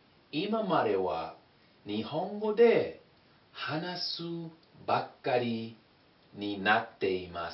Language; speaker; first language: Japanese; non-native, fluent; English